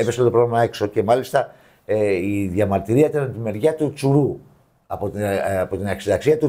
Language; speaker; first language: Greek; native; Greek